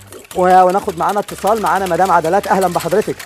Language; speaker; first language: Arabic; native; Arabic